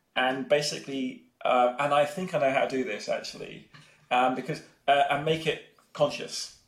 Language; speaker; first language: English; native; English